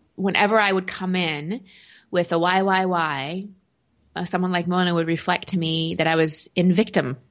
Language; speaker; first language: English; native; English